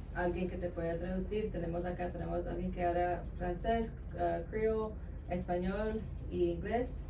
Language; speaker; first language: Spanish; early bilingual, heritage; Spanish